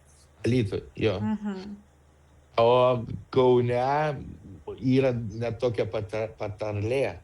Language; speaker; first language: Lithuanian; non-native, local second language; Russian